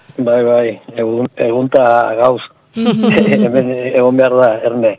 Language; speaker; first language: Basque; non-native, local second language; Spanish